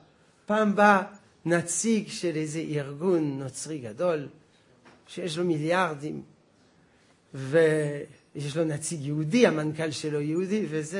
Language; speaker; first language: Hebrew; non-native, fluent; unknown